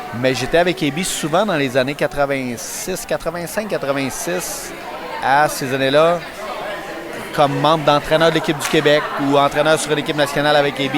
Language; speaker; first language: French; native; French